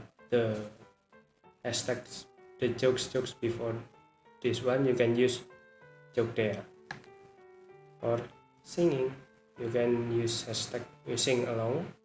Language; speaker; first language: English; non-native, learner; Indonesian